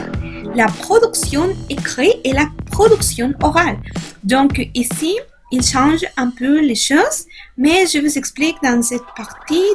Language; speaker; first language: French; non-native, learner; Spanish